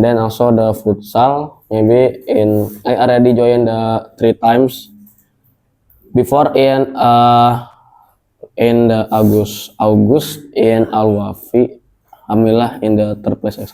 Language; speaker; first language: English; non-native, learner; Indonesian